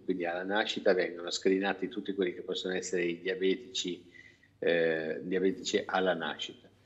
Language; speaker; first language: Italian; native; Italian